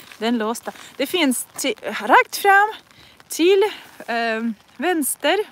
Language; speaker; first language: Swedish; non-native, fluent; Russian